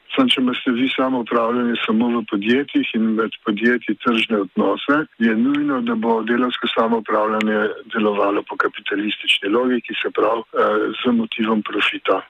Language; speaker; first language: Slovenian; native; Slovenian